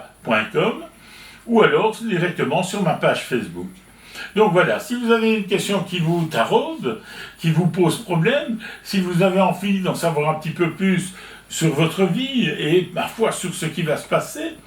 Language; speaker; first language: French; native; French